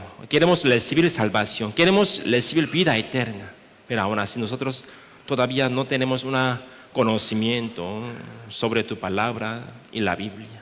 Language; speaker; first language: Spanish; non-native, learner; Korean